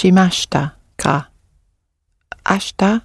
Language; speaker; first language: Japanese; non-native, learner; English